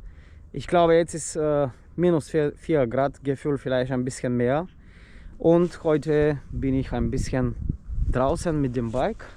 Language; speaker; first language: German; non-native, learner; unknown